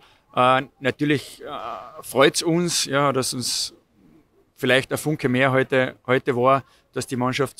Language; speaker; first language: German; native; German